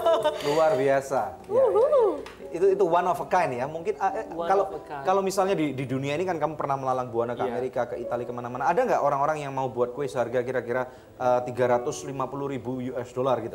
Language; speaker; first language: Indonesian; native; Indonesian